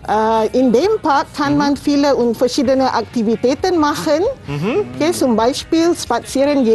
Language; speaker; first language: German; non-native, fluent; Malay